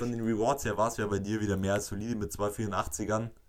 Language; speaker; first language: German; native; German